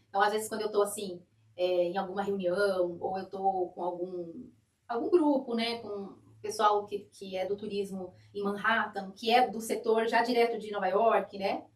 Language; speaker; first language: Portuguese; native; Portuguese